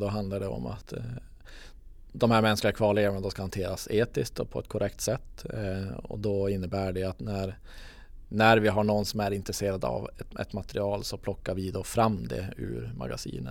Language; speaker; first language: Swedish; native; Swedish